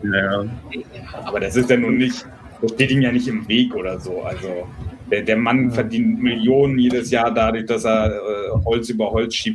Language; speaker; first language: German; native; German